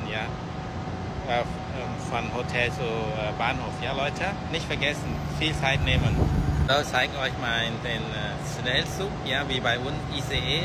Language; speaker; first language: German; early bilingual, other home language; Vietnamese